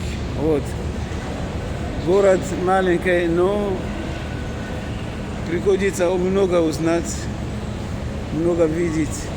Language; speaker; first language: Russian; non-native, learner; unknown